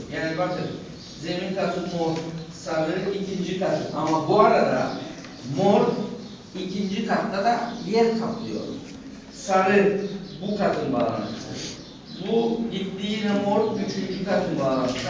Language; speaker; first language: Turkish; native; Turkish